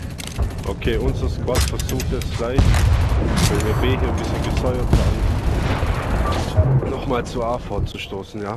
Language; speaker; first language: German; native; German